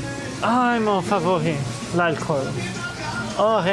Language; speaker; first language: French; non-native, fluent; Portuguese